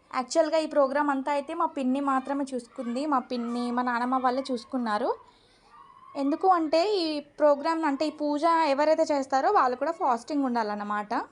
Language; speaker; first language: Telugu; non-native, local second language; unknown